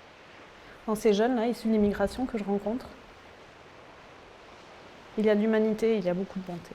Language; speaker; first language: French; native; French